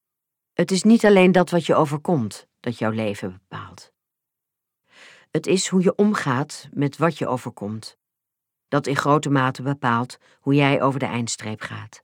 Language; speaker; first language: Dutch; native; Dutch